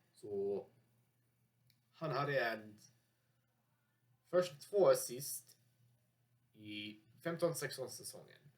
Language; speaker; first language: Swedish; non-native, learner; English